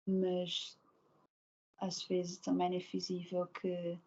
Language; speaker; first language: Portuguese; non-native, learner; Dutch